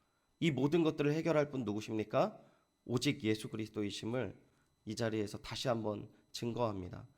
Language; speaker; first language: Korean; native; Korean